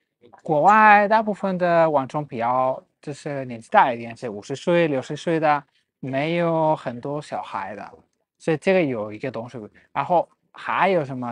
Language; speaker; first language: Chinese; non-native, fluent; Spanish